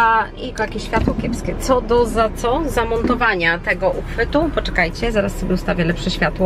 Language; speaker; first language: Polish; native; Polish